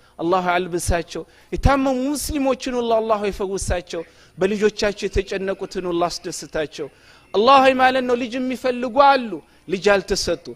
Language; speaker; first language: Amharic; non-native, local second language; Oromo